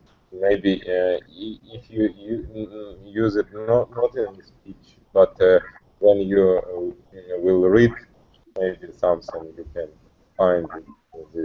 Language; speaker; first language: English; non-native, learner; Russian